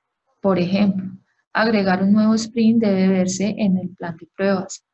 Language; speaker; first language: Spanish; native; Spanish